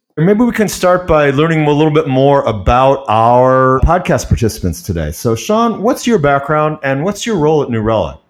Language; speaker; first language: English; native; English